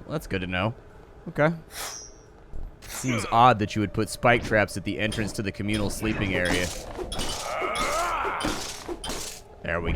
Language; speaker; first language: English; native; English